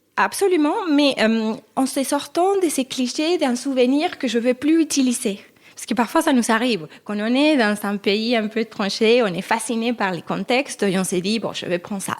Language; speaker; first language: French; non-native, fluent; Spanish